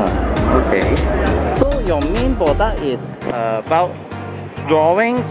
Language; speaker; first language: English; non-native, local second language; Chinese